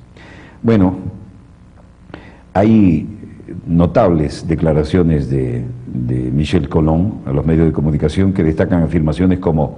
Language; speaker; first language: Spanish; native; Spanish